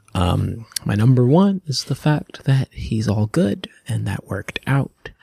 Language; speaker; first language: English; native; English